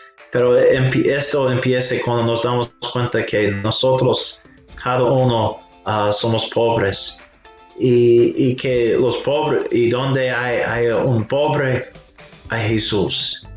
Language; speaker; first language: Spanish; non-native, fluent; English